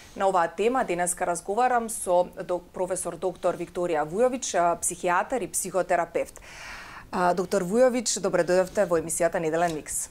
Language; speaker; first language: Macedonian; native; Macedonian